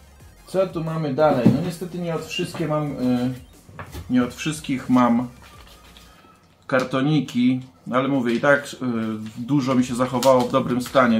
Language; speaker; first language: Polish; native; Polish